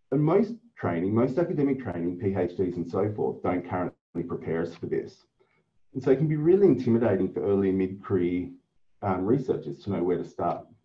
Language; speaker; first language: English; native; English